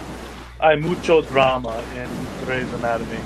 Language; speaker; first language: Spanish; non-native, learner; English